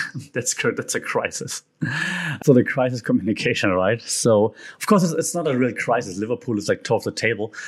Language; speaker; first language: English; non-native, fluent; German